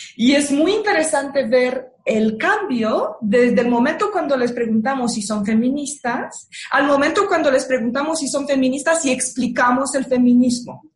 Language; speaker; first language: Spanish; non-native, fluent; Romanian